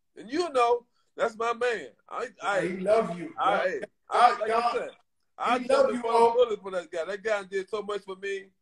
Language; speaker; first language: English; native; English